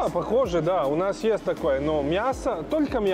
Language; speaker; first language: Russian; non-native, learner; Serbian